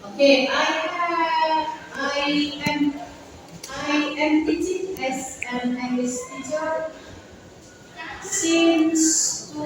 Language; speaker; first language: English; non-native, learner; Indonesian